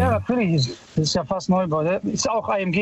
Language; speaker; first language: German; early bilingual, other home language; Italian